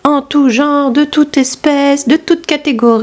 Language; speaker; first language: French; native; French